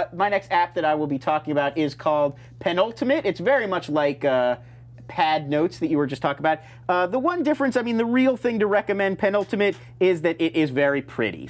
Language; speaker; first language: English; native; English